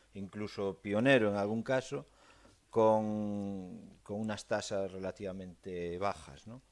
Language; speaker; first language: Spanish; non-native, local second language; Galician